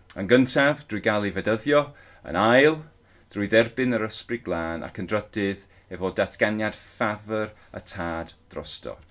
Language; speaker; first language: Welsh; non-native, local second language; English